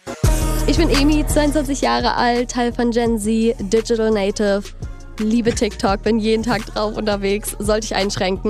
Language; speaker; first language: German; native; German